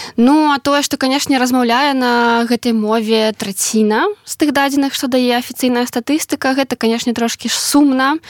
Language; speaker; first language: Belarusian; non-native, local second language; Russian